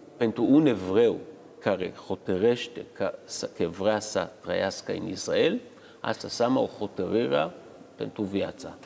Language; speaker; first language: Romanian; early bilingual, heritage; Hebrew